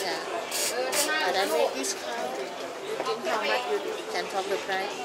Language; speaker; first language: English; non-native, learner; Thai